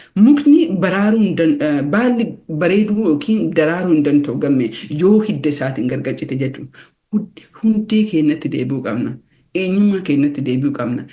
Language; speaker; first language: Oromo; early bilingual, heritage; Oromo